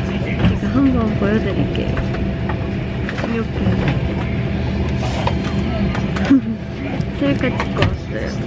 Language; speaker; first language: Korean; non-native, fluent; Japanese